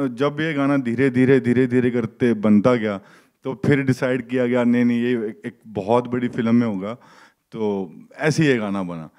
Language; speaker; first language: Hindi; native; Hindi